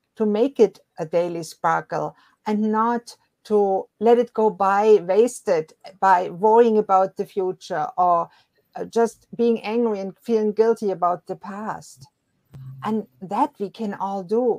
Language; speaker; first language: English; non-native, fluent; German